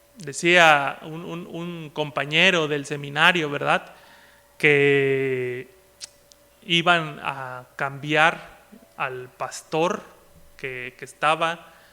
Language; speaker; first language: Spanish; native; Spanish